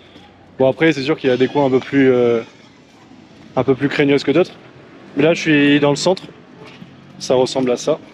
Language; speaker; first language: French; native; French